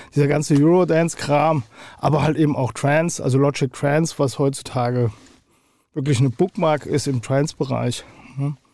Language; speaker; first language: German; native; German